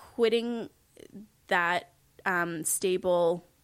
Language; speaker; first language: English; native; English